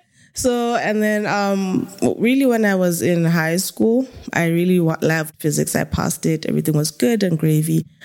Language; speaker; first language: English; non-native, local second language; Tswana